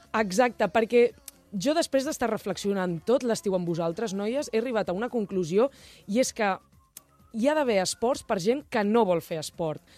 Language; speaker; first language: Catalan; native; Catalan